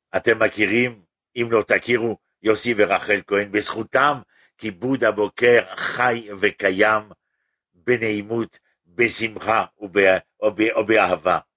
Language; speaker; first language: Hebrew; non-native, fluent; French